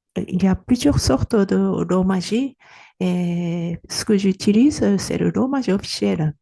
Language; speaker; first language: French; non-native, fluent; Japanese